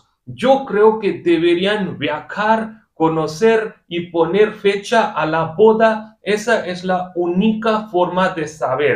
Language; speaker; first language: Spanish; non-native, fluent; Hindi